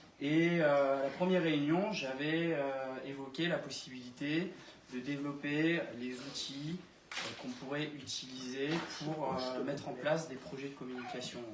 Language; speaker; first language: French; native; French